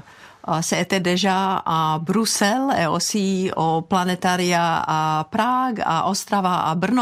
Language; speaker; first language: French; non-native, fluent; Czech